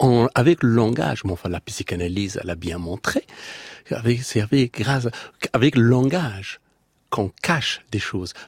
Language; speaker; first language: French; non-native, fluent; Persian